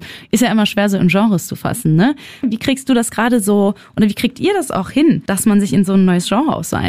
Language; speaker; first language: German; native; German